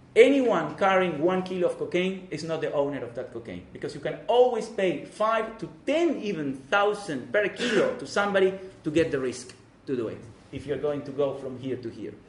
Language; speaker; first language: English; non-native, fluent; Spanish